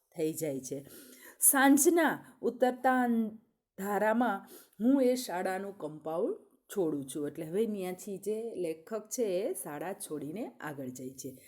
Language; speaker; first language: Gujarati; native; Gujarati